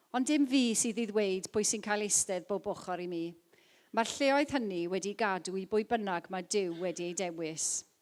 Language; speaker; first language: Welsh; non-native, local second language; English